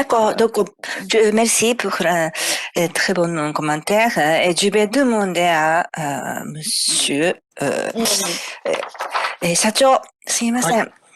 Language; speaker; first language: French; non-native, fluent; Japanese